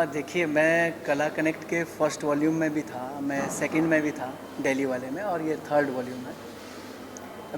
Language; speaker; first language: Hindi; native; Hindi